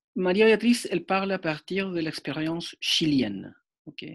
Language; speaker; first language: French; non-native, fluent; Spanish